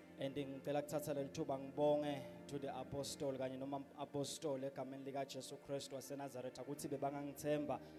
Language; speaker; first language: Zulu; non-native, local second language; Swati